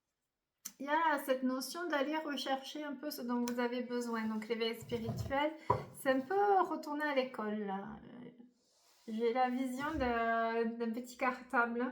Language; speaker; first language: French; native; French